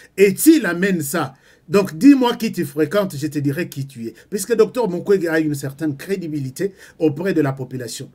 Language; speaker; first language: French; non-native, local second language; Lingala